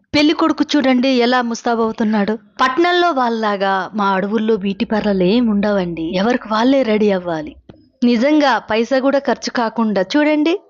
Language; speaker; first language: Telugu; non-native, local second language; Koya